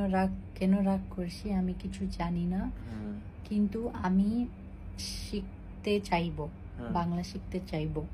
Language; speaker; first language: Bangla; non-native, learner; Hindi